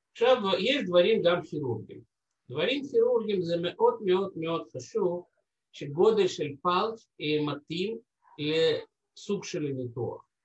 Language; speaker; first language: Hebrew; non-native, fluent; Russian